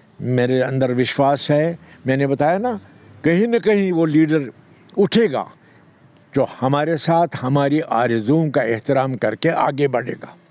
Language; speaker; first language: Urdu; non-native, local second language; Kashmiri